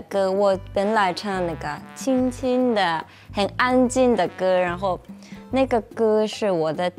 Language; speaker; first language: Chinese; non-native, learner; Japanese